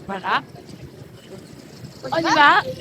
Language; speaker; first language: French; non-native, learner; Japanese